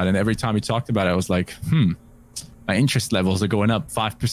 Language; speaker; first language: English; non-native, fluent; German